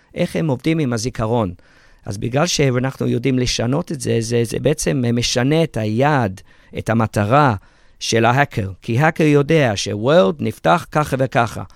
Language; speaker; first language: Hebrew; early bilingual, other home language; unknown